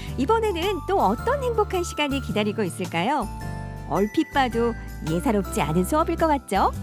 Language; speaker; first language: Korean; native; Korean